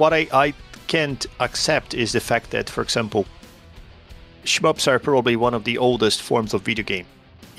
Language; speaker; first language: English; non-native, fluent; Portuguese